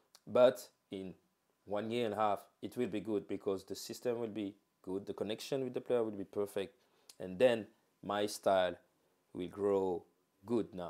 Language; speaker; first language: English; non-native, fluent; French